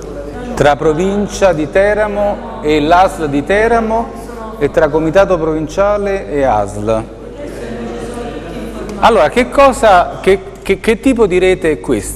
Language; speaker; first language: Italian; native; Italian